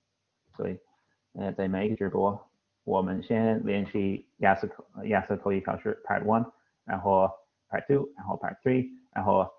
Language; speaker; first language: Chinese; non-native, fluent; English